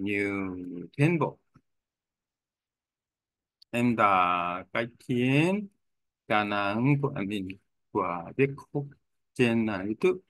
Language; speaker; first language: Vietnamese; non-native, learner; Korean